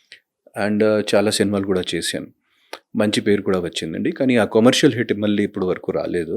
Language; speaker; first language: Telugu; non-native, fluent; Hindi